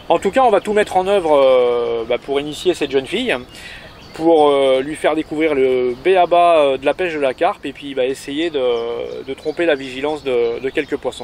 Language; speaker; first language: French; native; French